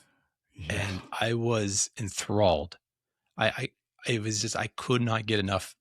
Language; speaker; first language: English; native; English